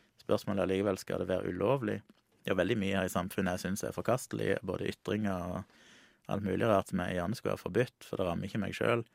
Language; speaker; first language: Norwegian; native; Norwegian